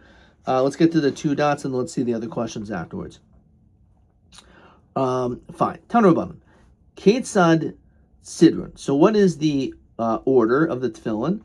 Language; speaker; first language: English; native; English